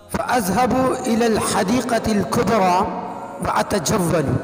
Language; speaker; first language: Arabic; non-native, learner; Urdu